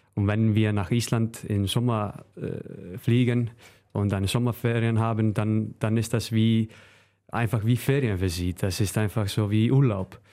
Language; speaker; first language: German; non-native, fluent; Icelandic